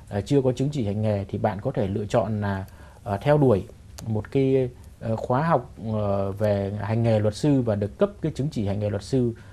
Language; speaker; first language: Vietnamese; native; Vietnamese